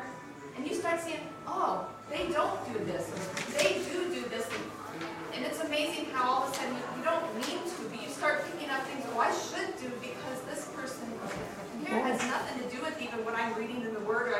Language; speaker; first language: English; native; English